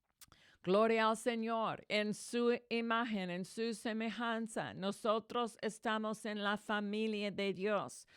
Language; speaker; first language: Spanish; non-native, fluent; English